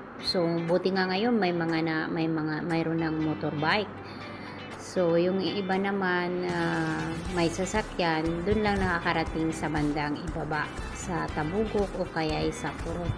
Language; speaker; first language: Filipino; non-native, local second language; Bikol